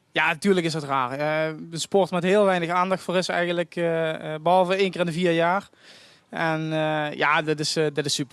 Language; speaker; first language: Dutch; native; Dutch